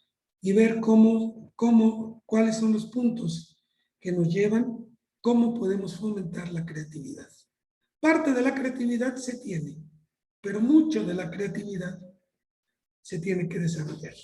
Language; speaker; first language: Spanish; native; Spanish